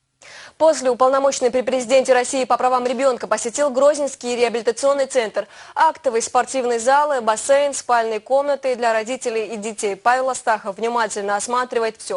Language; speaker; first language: Russian; native; Russian